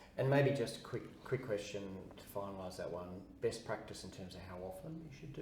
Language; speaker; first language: English; native; English